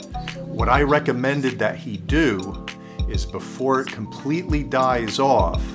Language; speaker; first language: English; native; English